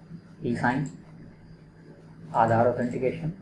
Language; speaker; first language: Hindi; native; Hindi